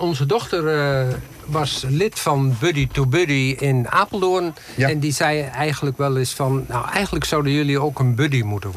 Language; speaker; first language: Dutch; native; Dutch